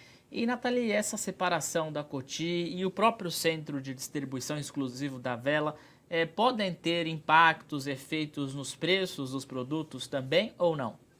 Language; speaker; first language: Portuguese; native; Portuguese